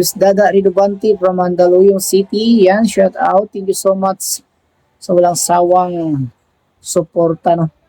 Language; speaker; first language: Filipino; non-native, local second language; Cebuano